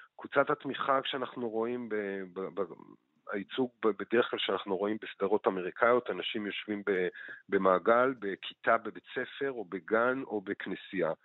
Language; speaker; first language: Hebrew; native; Hebrew